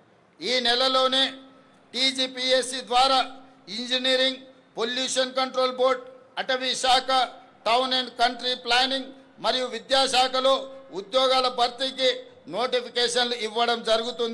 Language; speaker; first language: Telugu; native; Telugu